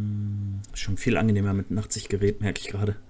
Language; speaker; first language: German; native; German